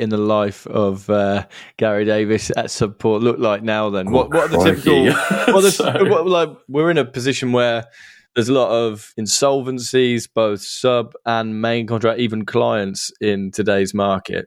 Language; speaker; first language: English; native; English